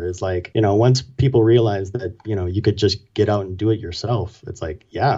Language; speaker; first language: English; native; English